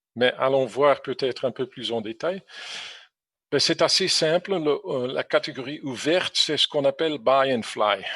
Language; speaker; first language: French; non-native, fluent; English